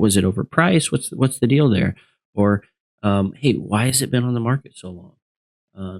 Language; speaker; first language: English; native; English